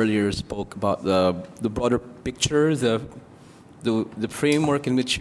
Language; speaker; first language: English; non-native, local second language; Filipino